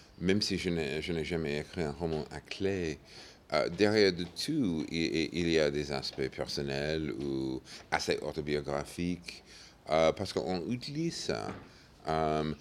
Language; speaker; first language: French; non-native, fluent; English